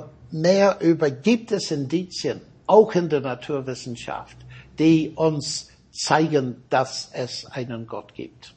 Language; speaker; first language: German; non-native, fluent; English